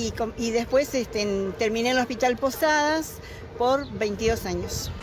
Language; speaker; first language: Spanish; native; Spanish